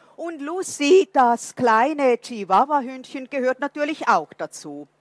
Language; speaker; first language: German; non-native, fluent; Portuguese